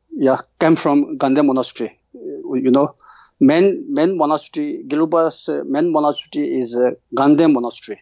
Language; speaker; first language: English; non-native, learner; Tibetan